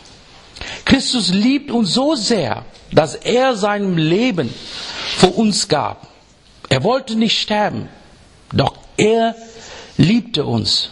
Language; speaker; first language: German; non-native, fluent; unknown